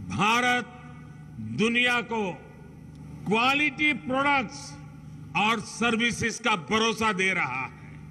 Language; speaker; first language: Hindi; non-native, local second language; Gujarati